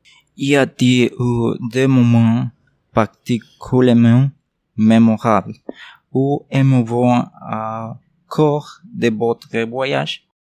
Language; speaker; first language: French; non-native, learner; Spanish